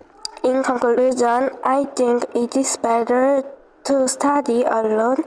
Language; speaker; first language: English; non-native, learner; Korean